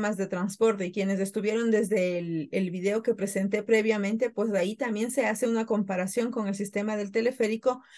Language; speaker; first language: Spanish; native; Spanish